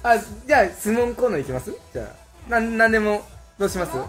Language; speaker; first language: Japanese; early bilingual, other home language; Spanish